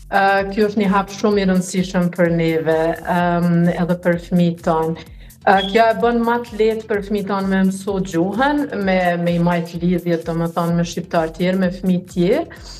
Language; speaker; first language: Albanian; early bilingual, heritage; Albanian